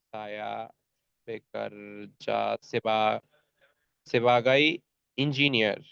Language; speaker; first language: Indonesian; non-native, learner; Bangla